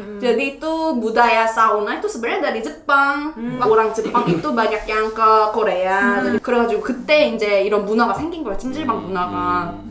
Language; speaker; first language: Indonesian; non-native, fluent; Korean